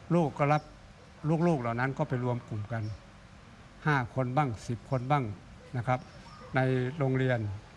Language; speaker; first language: Thai; non-native, local second language; Northeastern Thai